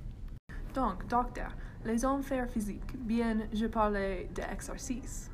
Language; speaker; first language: French; non-native, learner; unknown